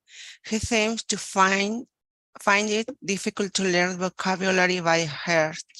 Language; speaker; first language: English; non-native, learner; Spanish